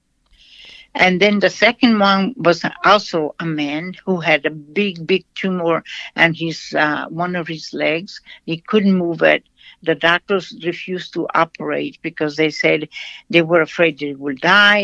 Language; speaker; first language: English; non-native, fluent; Portuguese